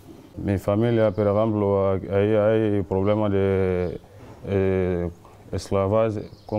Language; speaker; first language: Spanish; non-native, learner; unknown